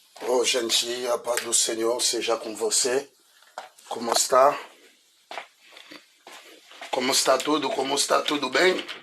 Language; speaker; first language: Portuguese; non-native, learner; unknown